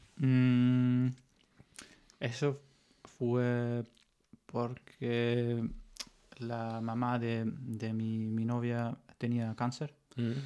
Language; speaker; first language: Spanish; non-native, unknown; German